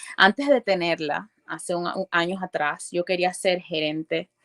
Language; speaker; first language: Spanish; early bilingual, other home language; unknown